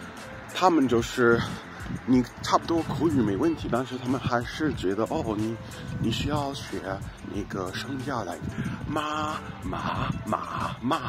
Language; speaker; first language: Chinese; non-native, fluent; English